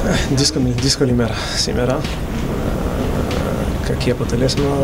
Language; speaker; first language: Greek; non-native, learner; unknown